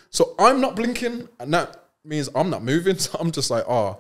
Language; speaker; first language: English; native; English